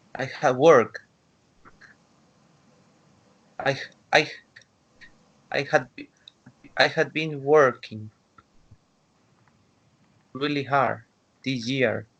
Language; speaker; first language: English; non-native, learner; Spanish